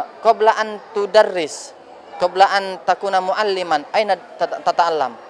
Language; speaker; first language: Arabic; non-native, fluent; Indonesian